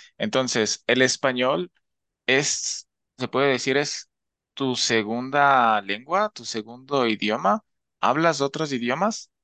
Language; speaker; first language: Spanish; native; Spanish